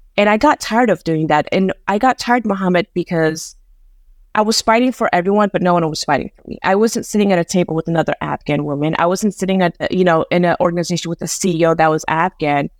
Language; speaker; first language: English; early bilingual, other home language; Persian